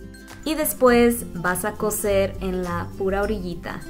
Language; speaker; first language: Spanish; native; Spanish